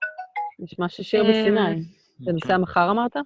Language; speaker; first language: Hebrew; native; Hebrew